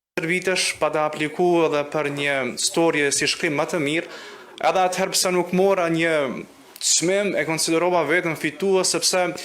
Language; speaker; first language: Albanian; non-native, local second language; Romany